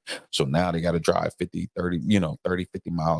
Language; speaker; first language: English; native; English